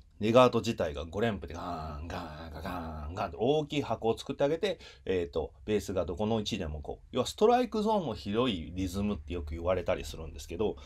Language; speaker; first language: Japanese; native; Japanese